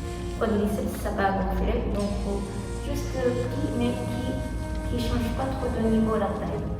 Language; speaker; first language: French; non-native, learner; Japanese